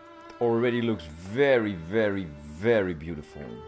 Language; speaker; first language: English; non-native, fluent; Dutch